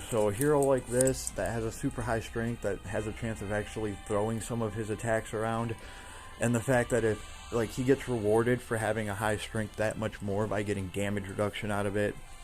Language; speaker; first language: English; native; English